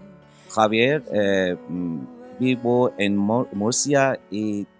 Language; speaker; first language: Spanish; non-native, learner; Persian